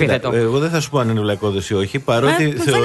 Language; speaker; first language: Greek; native; Greek